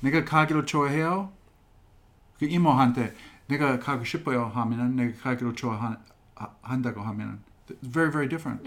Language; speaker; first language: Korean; non-native, fluent; English